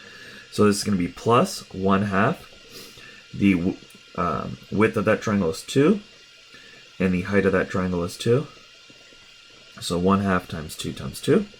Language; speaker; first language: English; native; English